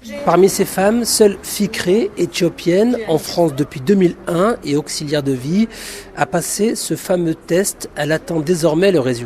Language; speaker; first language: French; native; French